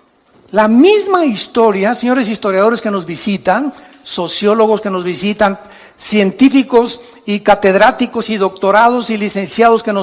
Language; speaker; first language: Spanish; native; Spanish